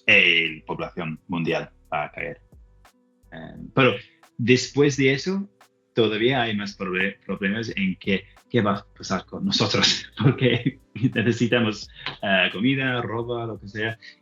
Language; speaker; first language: Spanish; non-native, learner; English